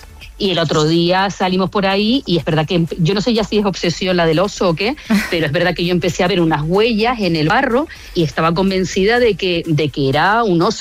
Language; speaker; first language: Spanish; native; Spanish